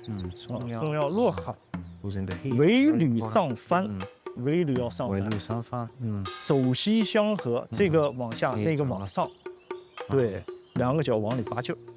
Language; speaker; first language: Chinese; native; Chinese